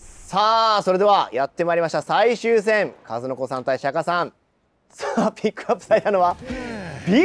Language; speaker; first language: Japanese; native; Japanese